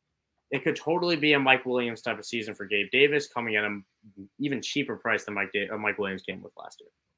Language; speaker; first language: English; native; English